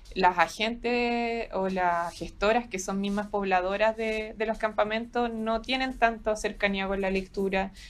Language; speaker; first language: Spanish; native; Spanish